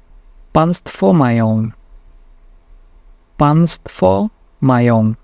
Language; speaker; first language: Polish; non-native, fluent; Indonesian